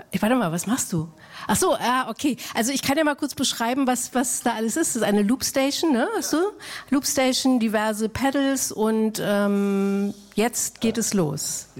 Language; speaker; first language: German; native; German